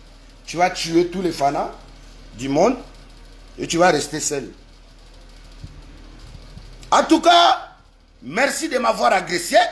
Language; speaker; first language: French; non-native, local second language; Lingala